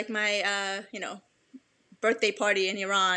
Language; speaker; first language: English; early bilingual, other home language; Persian